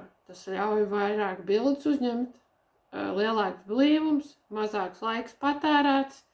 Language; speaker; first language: Latvian; native; Latvian